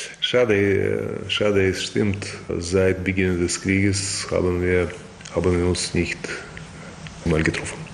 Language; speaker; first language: German; non-native, fluent; Russian